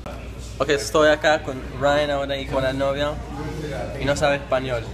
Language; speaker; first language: Spanish; early bilingual, other home language; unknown